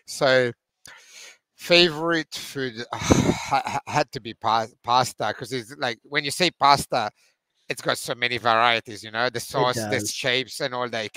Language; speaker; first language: English; non-native, fluent; Italian